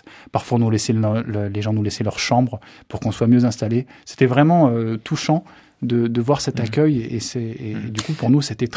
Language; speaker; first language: French; native; French